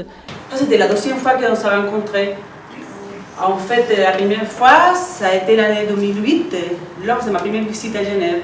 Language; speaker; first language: French; non-native, fluent; Spanish